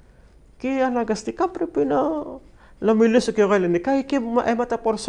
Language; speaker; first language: Greek; non-native, fluent; Arabic